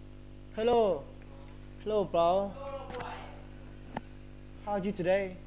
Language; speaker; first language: English; non-native, learner; Vietnamese